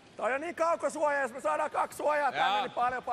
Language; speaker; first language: Finnish; native; Finnish